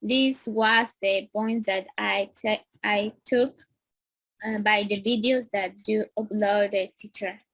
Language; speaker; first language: English; non-native, learner; Spanish